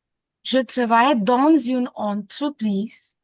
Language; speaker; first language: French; non-native, fluent; Hindi